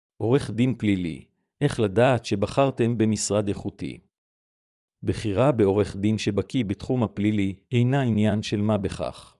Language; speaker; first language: Hebrew; native; Hebrew